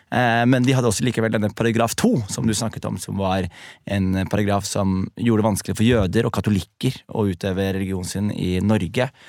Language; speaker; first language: Norwegian; early bilingual, other home language; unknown